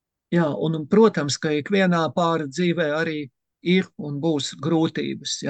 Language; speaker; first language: Latvian; native; Latvian